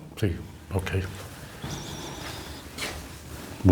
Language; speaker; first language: Spanish; non-native, learner; Portuguese